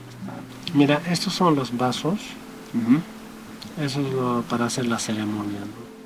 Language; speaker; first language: Spanish; non-native, local second language; Quechua